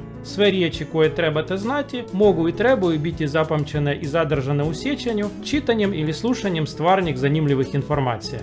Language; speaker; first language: Croatian; non-native, learner; Russian